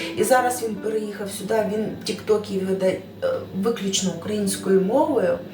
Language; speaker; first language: Ukrainian; native; Ukrainian